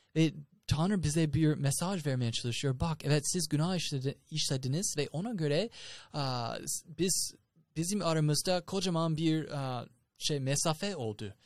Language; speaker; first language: Turkish; non-native, fluent; English